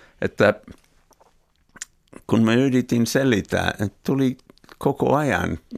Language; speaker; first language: Finnish; non-native, fluent; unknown